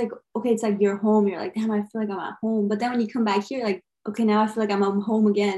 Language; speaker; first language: English; early bilingual, other home language; Armenian